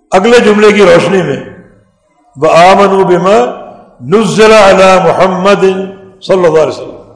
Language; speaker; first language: Urdu; native; Urdu